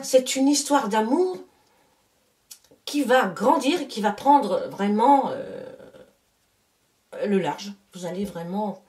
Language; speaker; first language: French; native; French